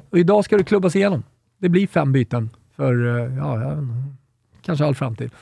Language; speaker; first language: Swedish; native; Swedish